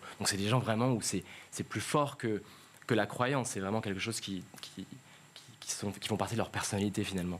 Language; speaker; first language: French; native; French